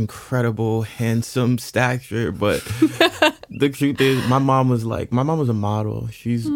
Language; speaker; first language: English; native; English